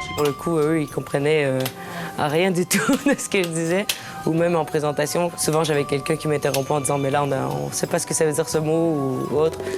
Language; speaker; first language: French; native; French